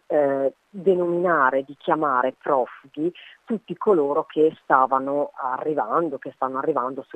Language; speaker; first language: Italian; native; Italian